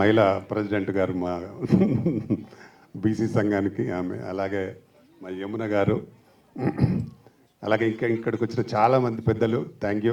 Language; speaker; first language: Telugu; native; Telugu